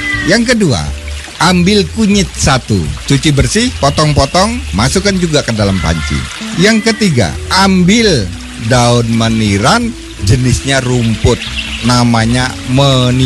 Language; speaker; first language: Indonesian; native; Indonesian